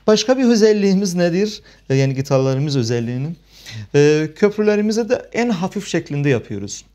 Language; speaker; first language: Turkish; non-native, fluent; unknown